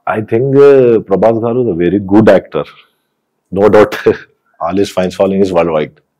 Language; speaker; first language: Telugu; non-native, local second language; Hindi